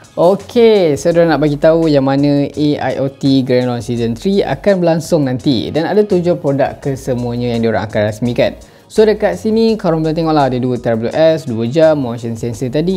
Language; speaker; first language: Malay; native; Malay